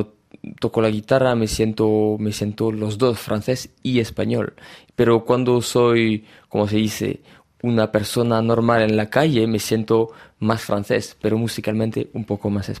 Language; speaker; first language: Spanish; early bilingual, heritage; French